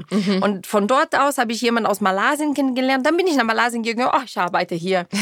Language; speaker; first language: German; non-native, fluent; Portuguese